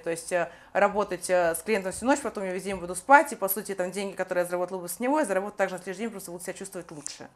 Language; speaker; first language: Russian; native; Russian